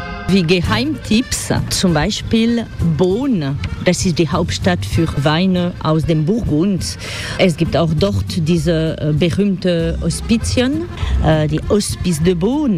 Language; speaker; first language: German; non-native, learner; French